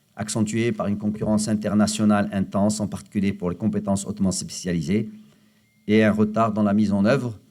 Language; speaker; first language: French; non-native, local second language; Arabic